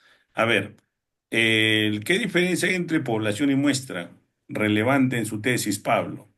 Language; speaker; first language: Spanish; native; Spanish